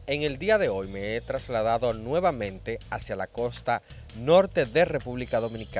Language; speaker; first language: Spanish; native; Spanish